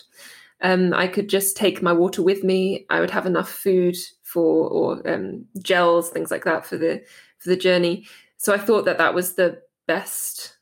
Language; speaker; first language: English; native; English